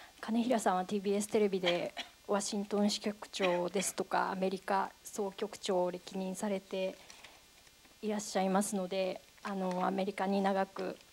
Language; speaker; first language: Japanese; native; Japanese